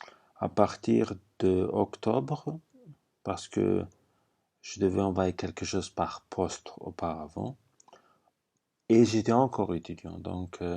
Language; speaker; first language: French; non-native, fluent; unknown